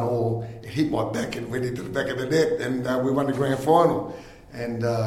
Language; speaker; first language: English; native; English